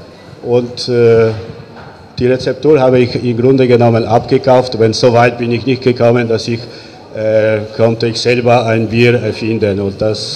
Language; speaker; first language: German; non-native, fluent; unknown